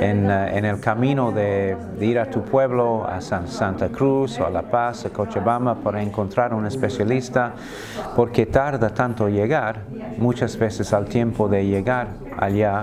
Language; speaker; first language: Spanish; non-native, fluent; English